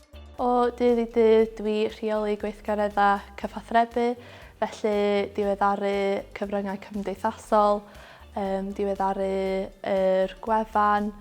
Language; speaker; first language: Welsh; non-native, local second language; English